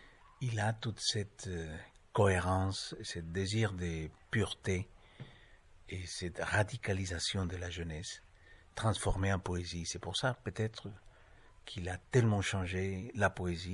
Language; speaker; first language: French; non-native, fluent; Spanish